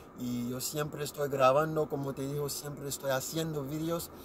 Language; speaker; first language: Spanish; non-native, learner; Haitian Creole